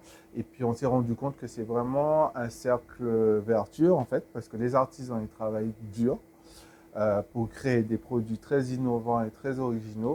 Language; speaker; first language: French; native; French